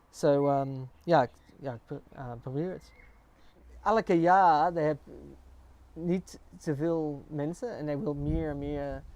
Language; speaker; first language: Dutch; early bilingual, heritage; English